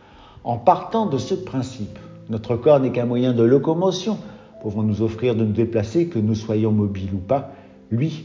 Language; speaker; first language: French; native; French